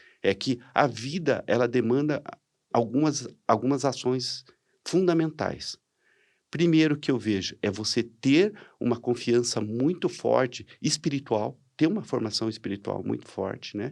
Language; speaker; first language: Portuguese; native; Portuguese